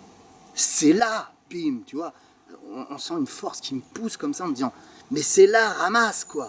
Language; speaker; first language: French; native; French